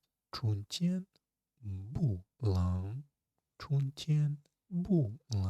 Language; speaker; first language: Chinese; non-native, fluent; Russian